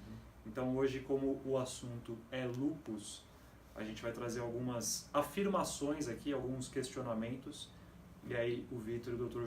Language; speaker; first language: Portuguese; native; Portuguese